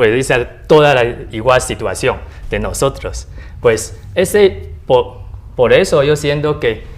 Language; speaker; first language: Spanish; non-native, learner; Chinese